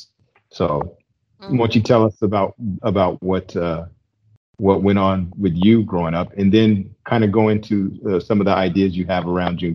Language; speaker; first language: English; native; English